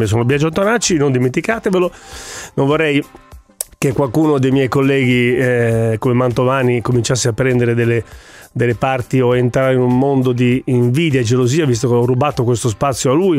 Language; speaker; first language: Italian; native; Italian